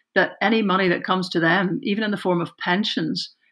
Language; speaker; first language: English; native; English